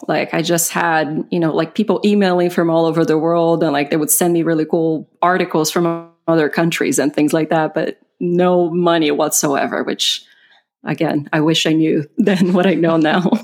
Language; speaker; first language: English; non-native, fluent; Portuguese